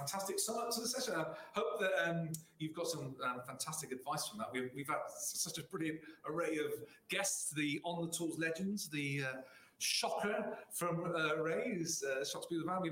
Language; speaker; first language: English; native; English